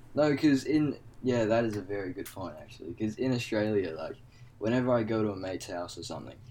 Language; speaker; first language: English; non-native, local second language; Cantonese